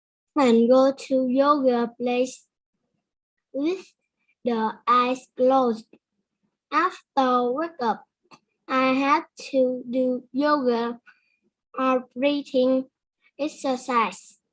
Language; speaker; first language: English; non-native, learner; Vietnamese